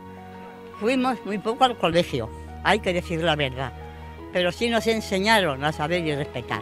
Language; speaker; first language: Spanish; native; Spanish